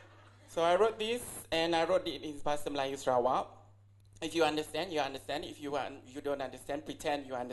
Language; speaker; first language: English; non-native, local second language; Malay